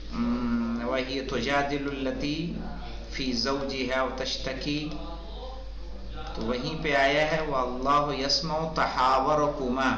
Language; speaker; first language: Urdu; native; Urdu